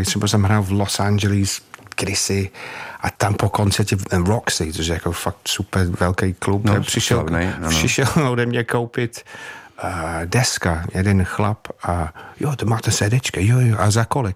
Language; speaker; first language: Czech; non-native, fluent; English